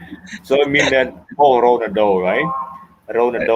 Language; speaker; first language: English; non-native, fluent; Khmer